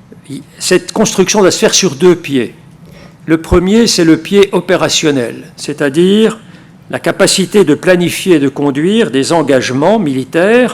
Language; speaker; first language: French; native; French